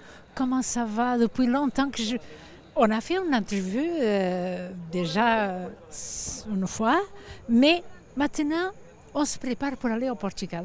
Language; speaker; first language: French; early bilingual, heritage; Portuguese